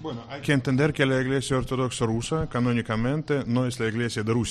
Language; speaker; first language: Spanish; non-native, fluent; Russian